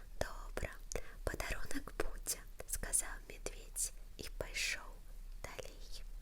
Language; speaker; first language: Belarusian; non-native, local second language; Russian